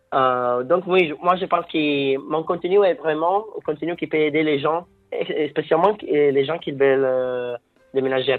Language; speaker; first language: French; non-native, fluent; Italian